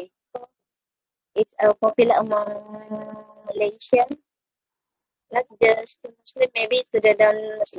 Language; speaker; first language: English; non-native, local second language; Malay